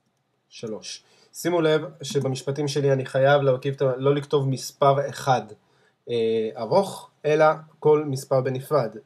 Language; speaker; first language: Hebrew; native; Hebrew